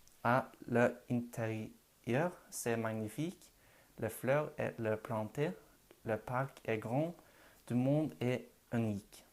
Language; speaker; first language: French; non-native, learner; Norwegian